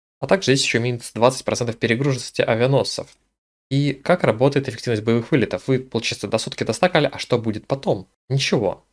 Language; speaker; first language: Russian; native; Russian